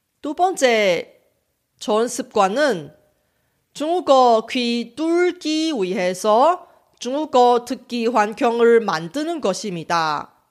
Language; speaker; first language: Korean; non-native, local second language; Chinese